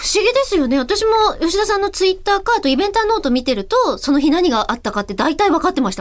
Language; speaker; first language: Japanese; native; Japanese